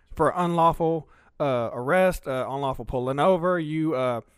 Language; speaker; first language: English; early bilingual, other home language; Spanish